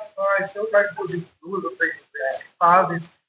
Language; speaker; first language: Portuguese; native; Portuguese